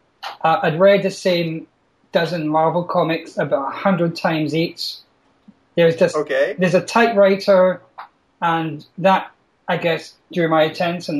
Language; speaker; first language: English; native; English